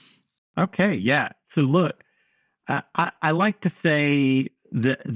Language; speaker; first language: English; native; English